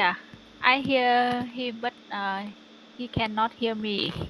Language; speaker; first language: English; non-native, learner; Vietnamese